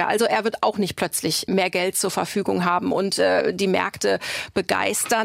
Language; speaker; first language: German; native; German